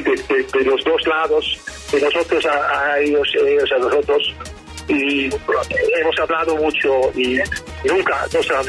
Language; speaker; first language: Spanish; non-native, learner; Dutch